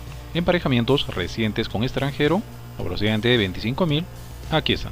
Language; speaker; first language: Spanish; native; Spanish